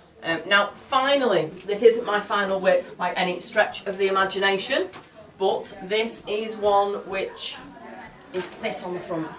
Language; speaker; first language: English; native; English